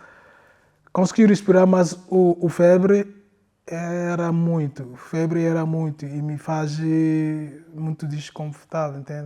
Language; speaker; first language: Portuguese; non-native, learner; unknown